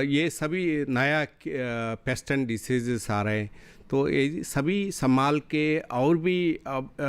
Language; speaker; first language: Hindi; non-native, local second language; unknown